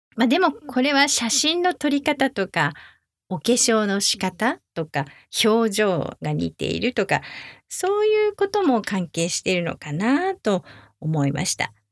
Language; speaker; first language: Japanese; native; Japanese